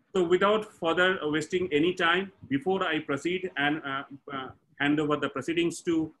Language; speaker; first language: English; non-native, local second language; Bangla